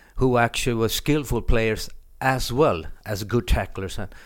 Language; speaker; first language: English; non-native, fluent; Swedish